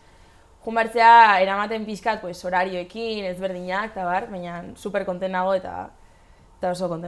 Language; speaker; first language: Basque; non-native, local second language; Spanish